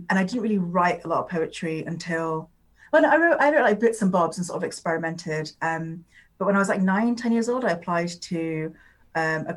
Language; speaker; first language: English; non-native, local second language; Urdu